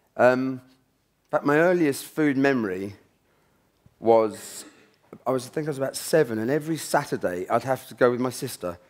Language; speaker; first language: English; native; English